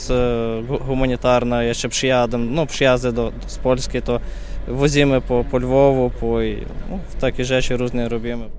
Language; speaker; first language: Polish; non-native, learner; Ukrainian